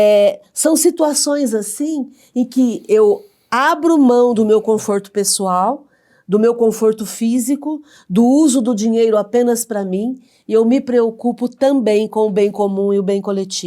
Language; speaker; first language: Portuguese; native; Portuguese